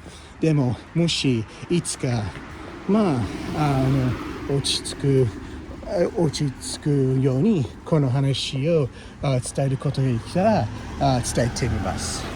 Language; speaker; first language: Japanese; non-native, fluent; English